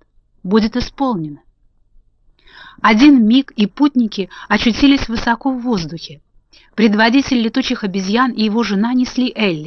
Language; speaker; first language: Russian; native; Russian